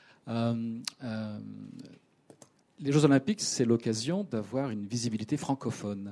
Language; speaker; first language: French; native; French